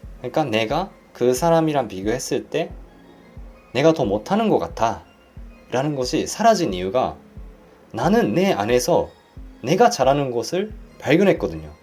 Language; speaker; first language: Korean; non-native, fluent; Japanese